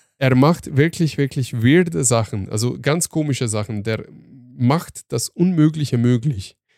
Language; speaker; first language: German; early bilingual, other home language; Turkish